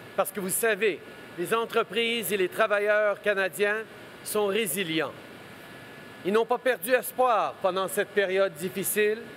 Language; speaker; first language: French; early bilingual, heritage; French